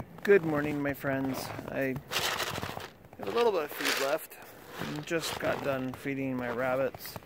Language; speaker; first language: English; native; English